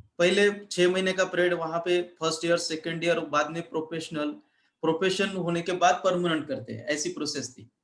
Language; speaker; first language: Hindi; non-native, local second language; Marathi